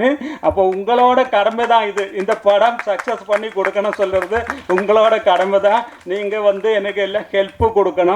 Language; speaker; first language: Tamil; non-native, learner; Malayalam